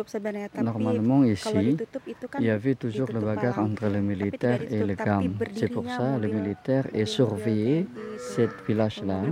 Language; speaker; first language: French; non-native, learner; Indonesian